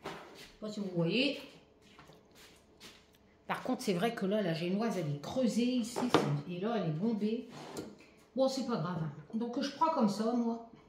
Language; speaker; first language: French; native; French